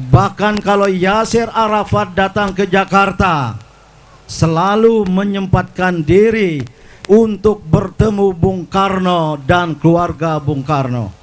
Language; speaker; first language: Indonesian; native; Indonesian